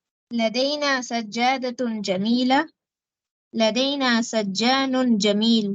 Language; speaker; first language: Arabic; non-native, learner; Tamil